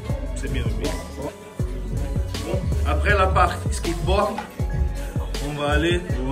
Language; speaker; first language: French; non-native, learner; Portuguese